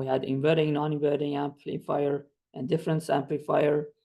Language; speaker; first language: English; non-native, fluent; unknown